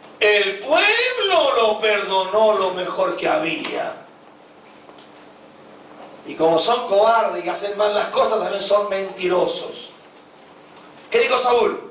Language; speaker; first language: Spanish; native; Spanish